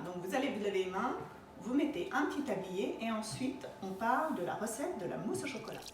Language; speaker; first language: French; native; French